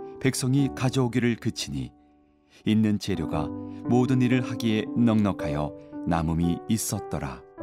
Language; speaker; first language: Korean; native; Korean